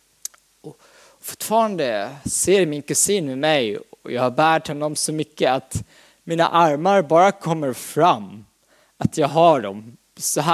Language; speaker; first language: Swedish; non-native, fluent; Arabic